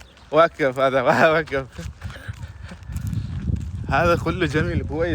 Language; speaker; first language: Arabic; non-native, learner; Malayalam